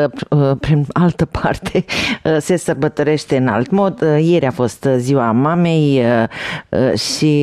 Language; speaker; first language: Romanian; native; Romanian